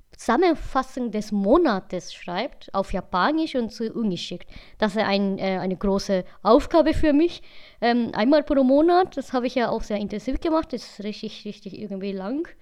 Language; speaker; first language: German; native; German